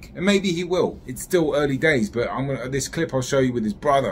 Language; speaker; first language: English; native; English